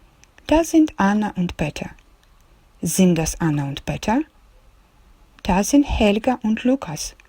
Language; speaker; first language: German; non-native, fluent; Russian